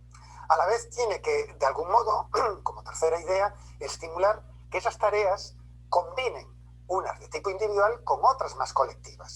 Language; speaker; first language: Spanish; native; Spanish